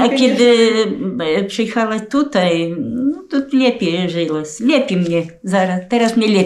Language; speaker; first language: Polish; early bilingual, heritage; Polish